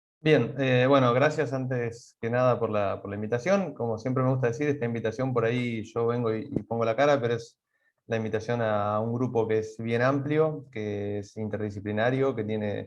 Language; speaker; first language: Spanish; native; Spanish